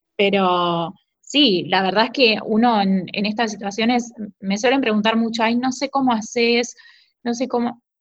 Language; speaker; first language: Spanish; native; Spanish